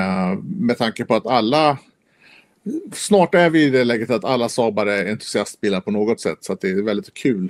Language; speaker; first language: Swedish; native; Swedish